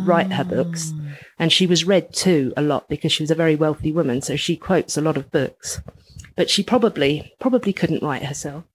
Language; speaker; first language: English; native; English